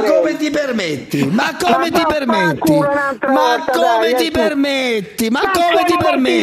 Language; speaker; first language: Italian; native; Italian